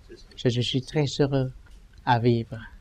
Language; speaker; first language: French; non-native, learner; Vietnamese